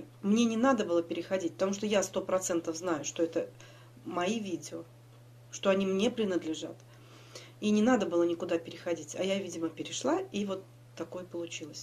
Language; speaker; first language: Russian; native; Russian